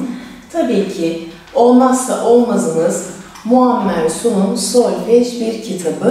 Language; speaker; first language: Turkish; native; Turkish